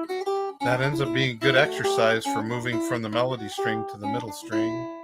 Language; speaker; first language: English; native; English